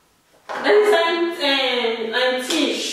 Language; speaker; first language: German; non-native, learner; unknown